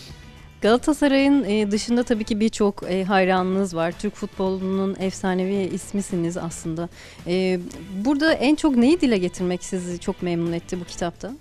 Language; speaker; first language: Turkish; native; Turkish